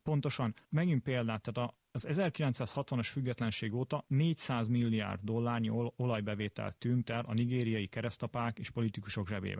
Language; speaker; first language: Hungarian; native; Hungarian